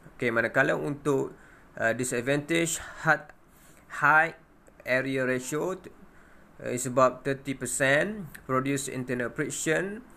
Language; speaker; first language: English; non-native, local second language; Malay